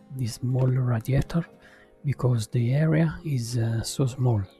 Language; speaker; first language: English; non-native, learner; Italian